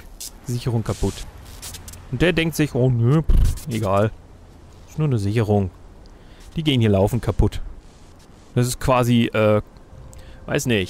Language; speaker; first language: German; native; German